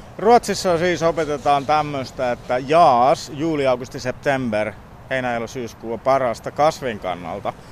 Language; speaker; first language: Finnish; early bilingual, heritage; Finnish